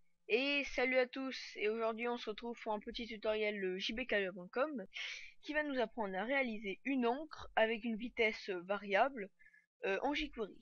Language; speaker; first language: French; native; French